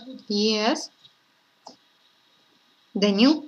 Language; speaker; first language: English; non-native, learner; Russian